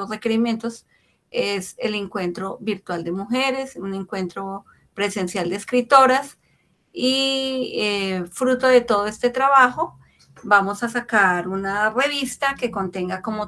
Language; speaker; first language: Spanish; native; Spanish